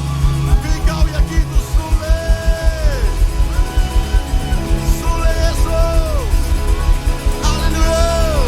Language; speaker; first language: Estonian; non-native, local second language; Russian